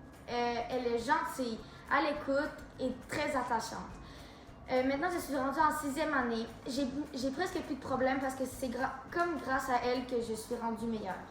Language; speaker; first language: French; native; French